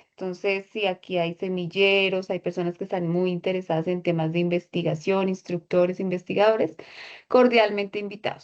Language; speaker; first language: Spanish; native; Spanish